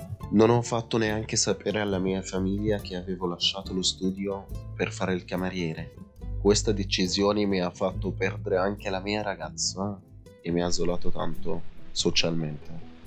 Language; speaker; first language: Italian; non-native, fluent; Arabic